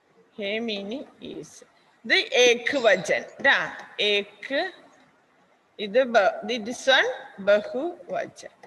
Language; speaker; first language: English; non-native, local second language; Malayalam